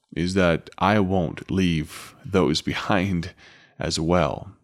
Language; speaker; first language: English; native; English